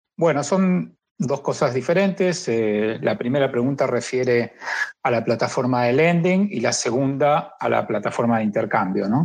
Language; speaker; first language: Spanish; native; Spanish